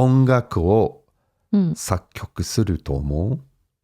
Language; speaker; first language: Japanese; non-native, fluent; English